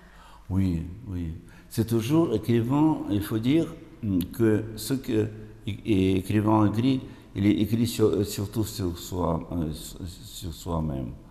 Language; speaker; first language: French; non-native, fluent; Russian